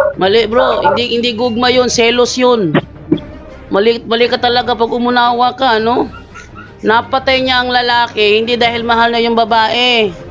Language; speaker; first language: Filipino; non-native, local second language; Cebuano